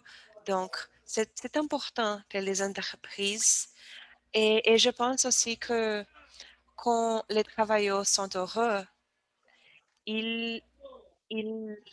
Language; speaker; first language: French; non-native, learner; Portuguese